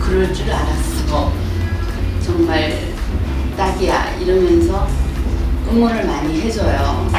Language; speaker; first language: Korean; native; Korean